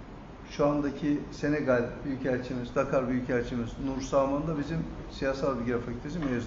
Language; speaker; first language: Turkish; native; Turkish